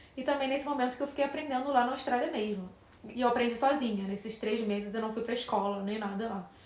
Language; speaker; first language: Portuguese; native; Portuguese